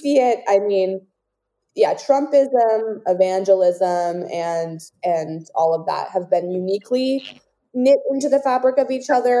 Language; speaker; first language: English; native; English